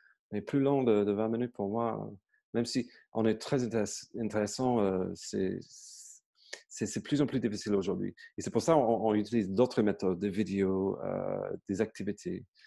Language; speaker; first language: French; non-native, fluent; English